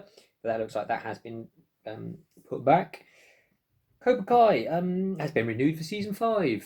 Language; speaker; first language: English; native; English